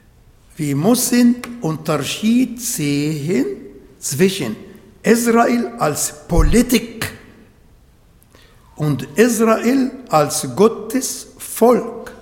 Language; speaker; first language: German; non-native, fluent; Arabic